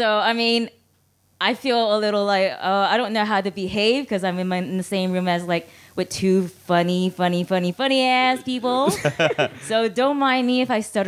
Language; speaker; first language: English; non-native, local second language; Cantonese